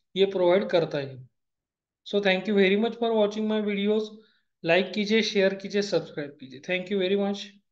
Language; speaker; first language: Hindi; non-native, local second language; Marathi